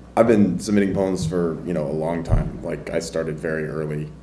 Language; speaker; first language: English; native; English